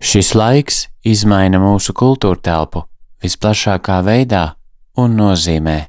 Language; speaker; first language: Latvian; native; Latvian